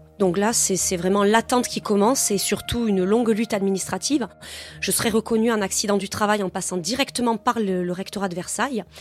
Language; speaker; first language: French; native; French